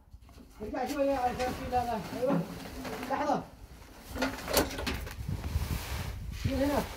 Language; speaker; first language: Arabic; non-native, learner; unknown